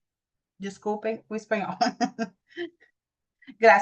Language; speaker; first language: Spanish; non-native, learner; Portuguese